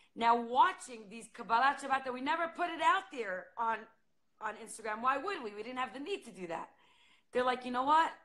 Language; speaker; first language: English; native; English